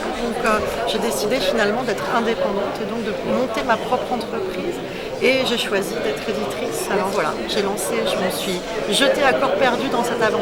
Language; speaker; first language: French; native; French